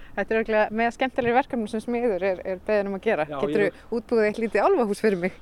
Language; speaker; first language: Icelandic; native; Icelandic